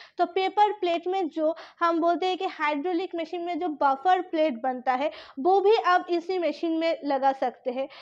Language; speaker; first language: Hindi; non-native, local second language; Bangla